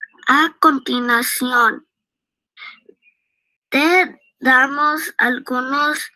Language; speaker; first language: Spanish; early bilingual, heritage; Spanish